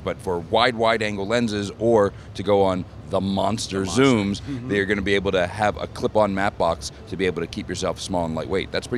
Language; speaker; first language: English; native; English